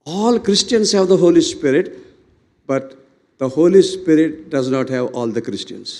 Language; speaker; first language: English; non-native, local second language; Telugu